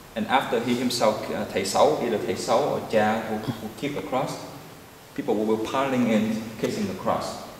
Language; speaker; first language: English; non-native, fluent; Vietnamese